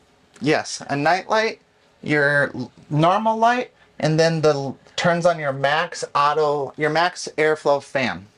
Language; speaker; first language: English; native; English